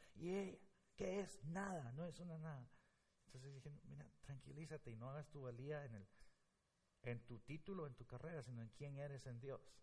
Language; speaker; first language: Spanish; native; Spanish